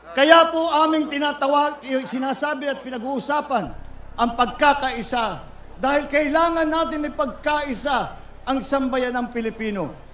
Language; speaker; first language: Filipino; native; Filipino